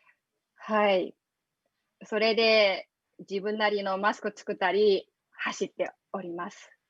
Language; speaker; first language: Japanese; non-native, fluent; Mongolian